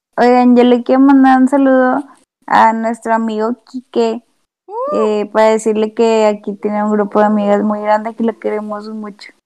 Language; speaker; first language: Spanish; native; Spanish